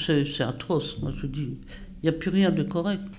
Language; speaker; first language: French; native; French